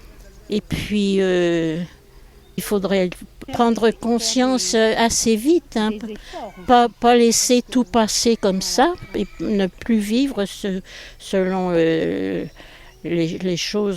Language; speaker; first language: French; native; French